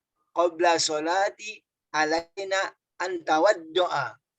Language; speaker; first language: Arabic; non-native, learner; Indonesian